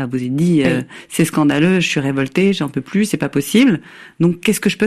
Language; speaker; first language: French; native; French